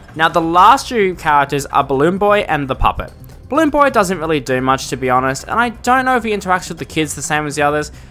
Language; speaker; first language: English; native; English